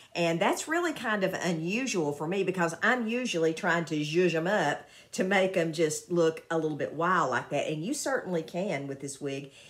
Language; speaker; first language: English; native; English